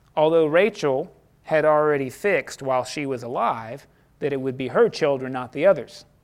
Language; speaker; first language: English; native; English